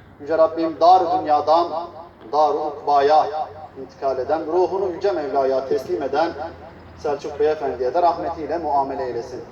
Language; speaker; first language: Turkish; native; Turkish